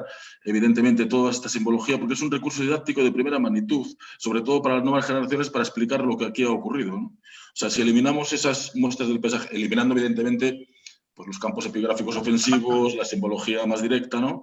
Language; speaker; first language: Spanish; native; Spanish